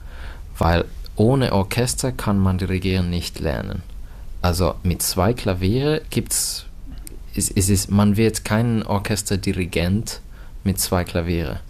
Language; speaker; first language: German; non-native, fluent; Finnish